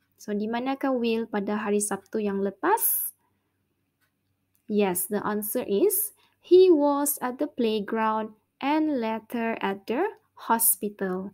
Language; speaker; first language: English; non-native, local second language; Malay